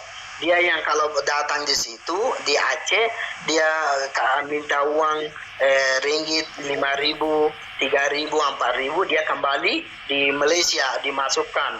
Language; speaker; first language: Indonesian; non-native, learner; Rohingya